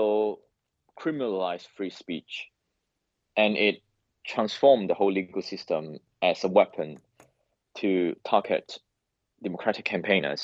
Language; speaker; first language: English; non-native, local second language; Cantonese